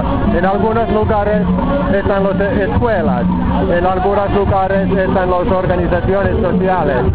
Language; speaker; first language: Spanish; non-native, fluent; Finnish